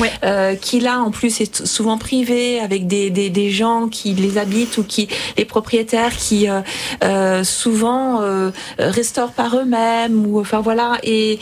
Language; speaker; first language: French; native; French